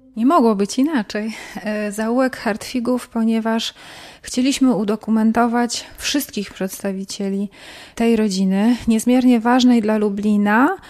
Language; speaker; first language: Polish; native; Polish